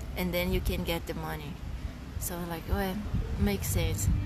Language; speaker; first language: English; non-native, learner; Portuguese